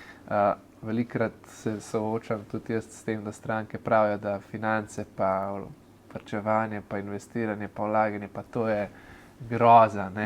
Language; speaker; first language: Slovenian; native; Slovenian